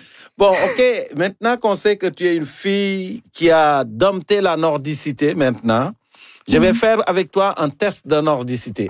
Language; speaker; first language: French; native; French